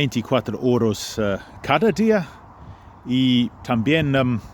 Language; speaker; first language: Spanish; non-native, fluent; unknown